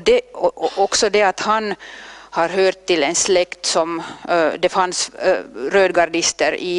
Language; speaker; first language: Swedish; non-native, local second language; Finnish